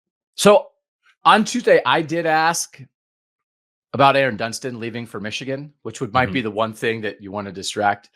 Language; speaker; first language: English; native; English